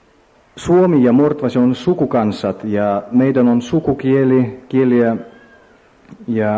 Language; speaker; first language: Finnish; non-native, learner; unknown